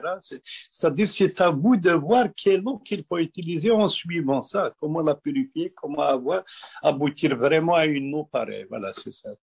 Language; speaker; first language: French; non-native, local second language; Kabyle